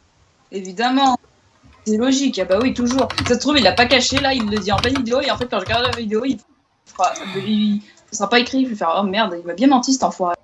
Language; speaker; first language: French; native; French